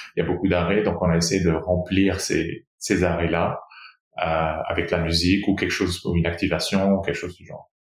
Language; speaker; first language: French; non-native, fluent; Portuguese